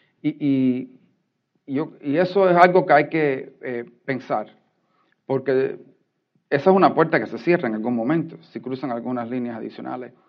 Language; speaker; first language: Spanish; early bilingual, heritage; Spanish